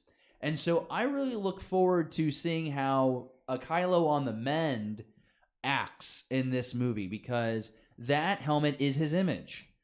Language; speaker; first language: English; native; English